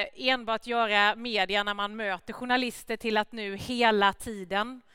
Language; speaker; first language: Swedish; native; Swedish